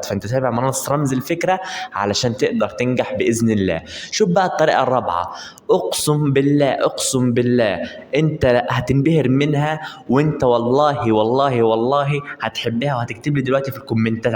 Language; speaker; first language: Arabic; native; Arabic